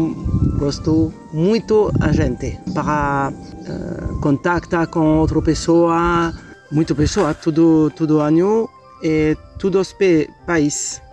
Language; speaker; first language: Portuguese; non-native, learner; French